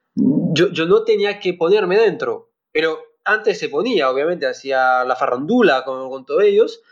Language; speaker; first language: Spanish; non-native, fluent; French